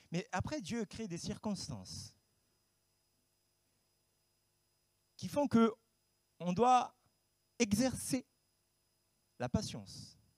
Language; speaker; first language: French; native; French